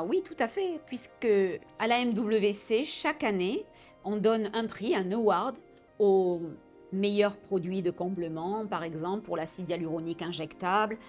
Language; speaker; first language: French; native; French